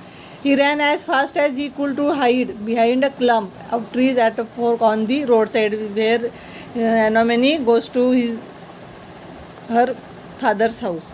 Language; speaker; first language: English; non-native, local second language; Marathi